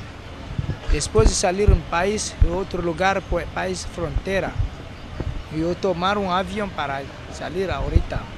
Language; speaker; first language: Spanish; non-native, learner; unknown